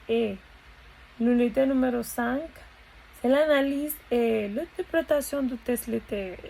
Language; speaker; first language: French; non-native, learner; Spanish